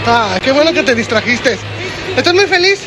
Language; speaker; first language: Spanish; native; Spanish